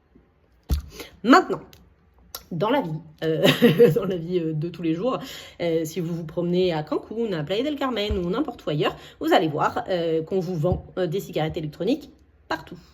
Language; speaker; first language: French; native; French